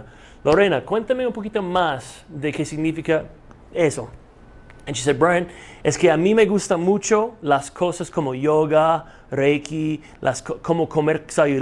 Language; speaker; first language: Spanish; non-native, fluent; English